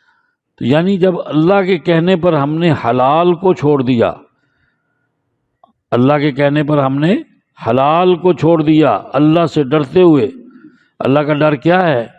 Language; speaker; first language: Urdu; non-native, local second language; Punjabi